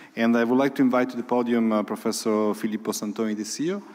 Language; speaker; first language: English; non-native, fluent; Italian